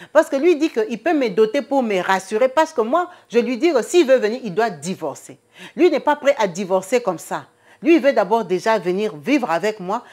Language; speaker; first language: French; non-native, local second language; Lingala